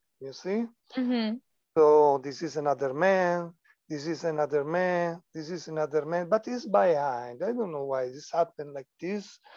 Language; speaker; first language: English; non-native, learner; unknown